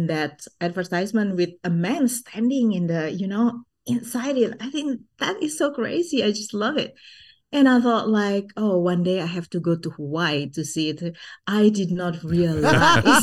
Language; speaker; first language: English; non-native, fluent; Sundanese